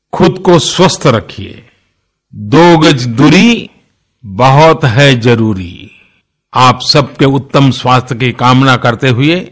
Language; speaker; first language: Hindi; non-native, local second language; Gujarati